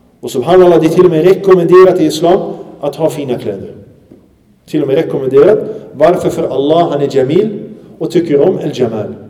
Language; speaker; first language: Swedish; early bilingual, other home language; Arabic